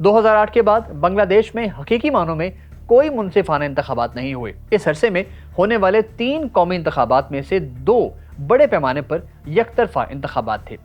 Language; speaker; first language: Urdu; native; Urdu